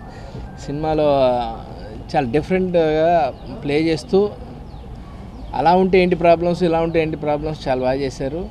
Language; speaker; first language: Telugu; native; Telugu